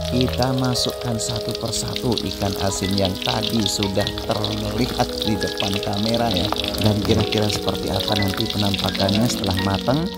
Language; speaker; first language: Indonesian; non-native, local second language; Madurese